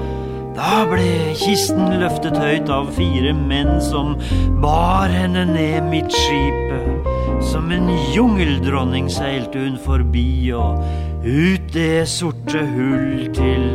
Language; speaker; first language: Norwegian; native; Norwegian